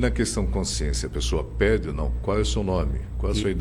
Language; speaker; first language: Portuguese; native; Portuguese